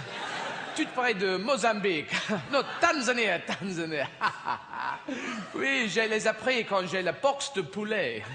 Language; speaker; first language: French; non-native, fluent; English